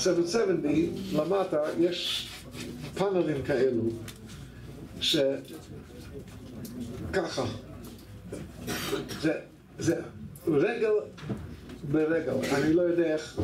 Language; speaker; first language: Hebrew; non-native, fluent; English